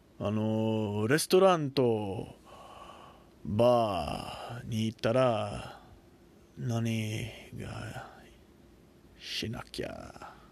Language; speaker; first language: Japanese; non-native, learner; English